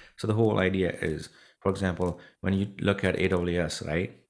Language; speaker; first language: English; non-native, local second language; Punjabi